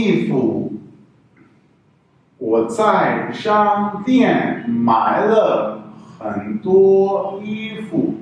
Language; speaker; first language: Chinese; non-native, fluent; Urdu